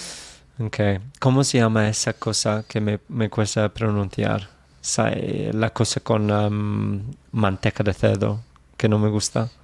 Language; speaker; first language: Spanish; non-native, fluent; English